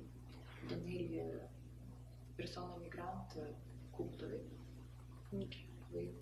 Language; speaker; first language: French; non-native, learner; Russian